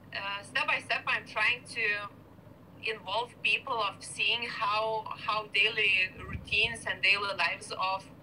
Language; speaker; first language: English; non-native, fluent; Lithuanian